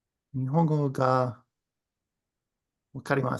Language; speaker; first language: Japanese; non-native, learner; English